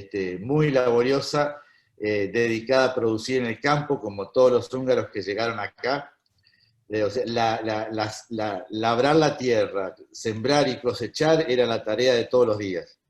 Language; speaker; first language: Spanish; native; Spanish